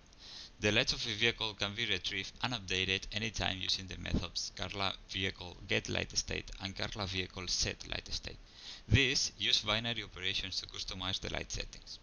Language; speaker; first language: English; non-native, fluent; Spanish